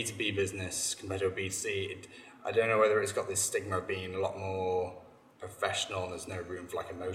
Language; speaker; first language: English; native; English